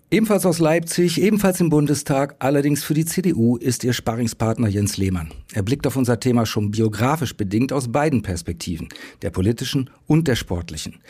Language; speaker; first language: German; native; German